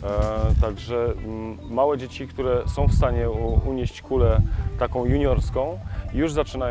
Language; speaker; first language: Polish; native; Polish